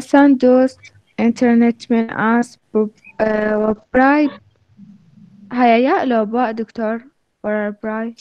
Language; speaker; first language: Persian; non-native, learner; Arabic